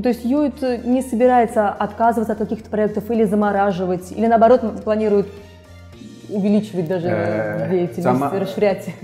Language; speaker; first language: Russian; native; Russian